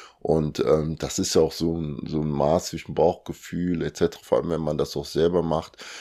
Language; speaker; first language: German; early bilingual, other home language; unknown